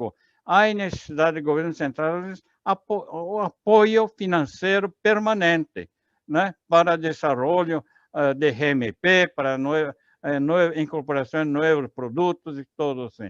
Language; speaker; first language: Spanish; non-native, learner; Portuguese